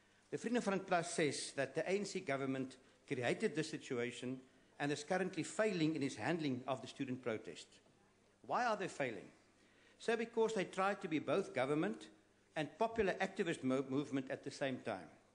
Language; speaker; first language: English; non-native, local second language; Afrikaans